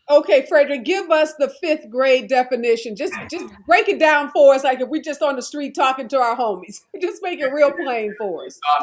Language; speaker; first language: English; native; English